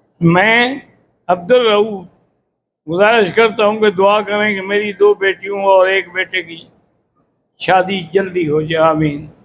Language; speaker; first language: Urdu; native; Urdu